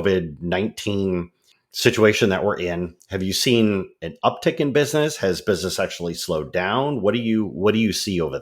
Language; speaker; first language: English; native; English